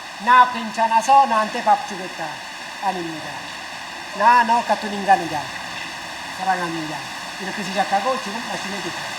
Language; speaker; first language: Korean; non-native, fluent; Italian